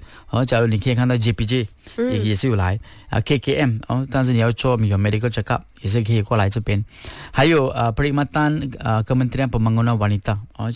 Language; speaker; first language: Chinese; non-native, local second language; Tamil